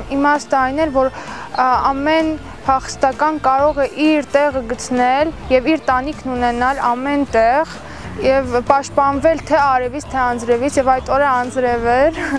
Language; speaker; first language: Armenian; early bilingual, heritage; Armenian